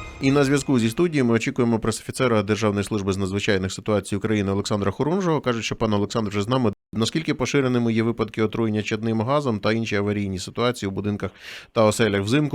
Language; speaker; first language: Ukrainian; native; Ukrainian